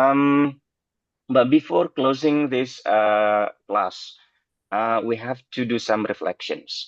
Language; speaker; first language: English; non-native, fluent; Indonesian